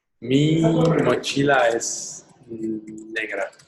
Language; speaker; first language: Spanish; non-native, learner; English